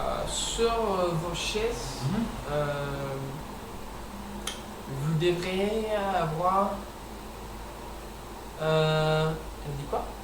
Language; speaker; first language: French; non-native, learner; English